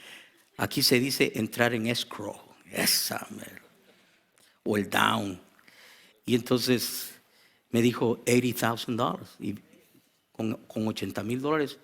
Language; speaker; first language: Spanish; native; Spanish